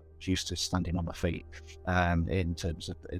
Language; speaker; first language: English; native; English